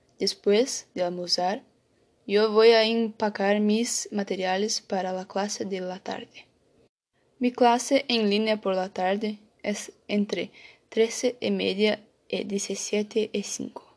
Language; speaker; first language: Spanish; non-native, learner; Portuguese